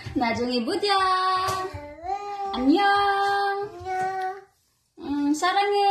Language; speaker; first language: Korean; non-native, fluent; Filipino